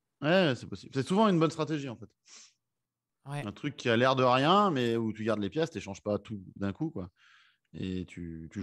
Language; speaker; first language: French; native; French